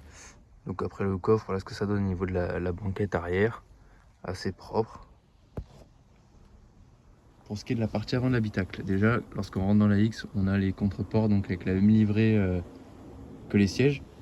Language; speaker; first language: French; native; French